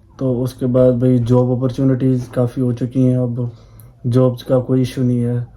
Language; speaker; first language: Urdu; non-native, local second language; Punjabi